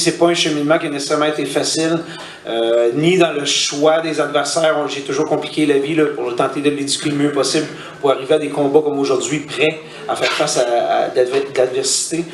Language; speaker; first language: French; native; French